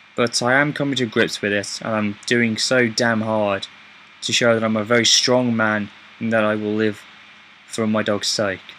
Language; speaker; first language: English; native; English